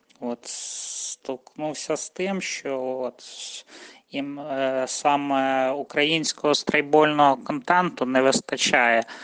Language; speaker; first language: Ukrainian; native; Ukrainian